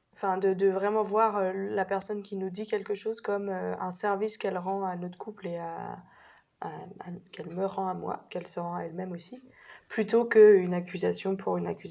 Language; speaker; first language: French; native; French